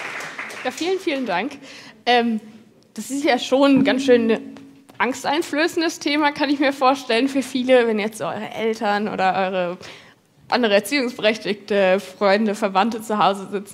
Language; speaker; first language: German; native; German